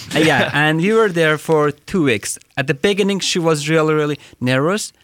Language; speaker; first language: English; non-native, fluent; Persian